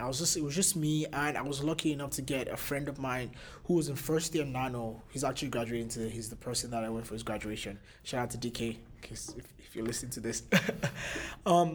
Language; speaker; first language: English; non-native, local second language; Yoruba